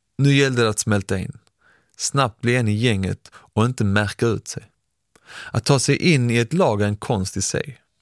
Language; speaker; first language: Swedish; early bilingual, other home language; Persian